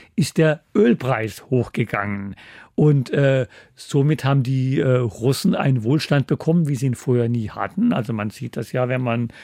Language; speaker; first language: German; native; German